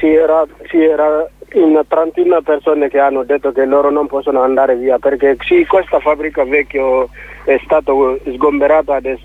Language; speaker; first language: Italian; non-native, learner; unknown